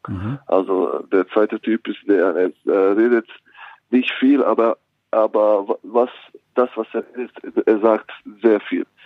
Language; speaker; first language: German; non-native, fluent; Bosnian